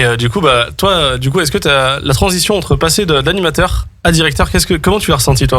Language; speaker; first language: French; native; French